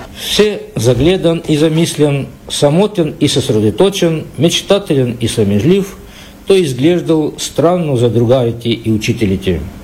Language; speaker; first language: Bulgarian; early bilingual, heritage; Bulgarian